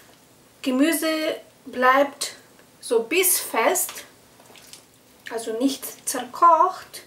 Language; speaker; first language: German; non-native, fluent; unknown